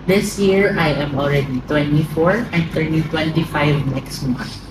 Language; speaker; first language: English; non-native, fluent; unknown